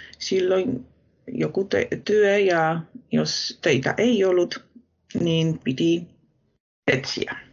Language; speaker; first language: Finnish; non-native, fluent; Polish